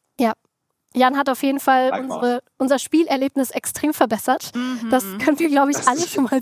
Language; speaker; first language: German; native; German